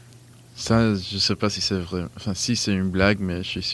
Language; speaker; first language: French; non-native, fluent; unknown